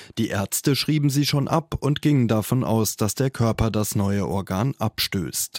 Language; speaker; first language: German; native; German